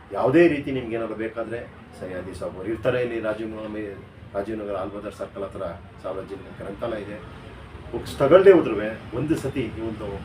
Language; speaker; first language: Kannada; native; Kannada